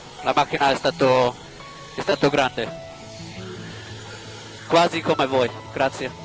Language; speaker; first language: Italian; non-native, learner; German